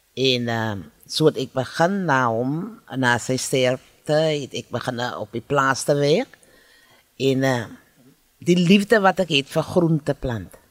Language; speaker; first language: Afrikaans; native; Afrikaans